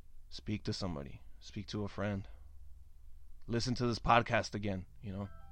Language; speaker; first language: English; early bilingual, other home language; Spanish